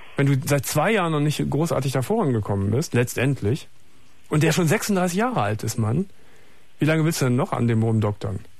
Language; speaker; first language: German; native; German